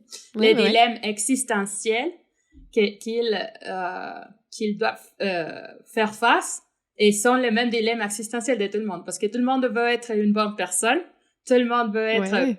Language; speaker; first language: French; non-native, fluent; Spanish